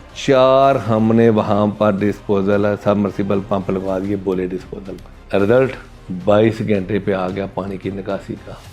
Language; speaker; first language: Urdu; non-native, local second language; Punjabi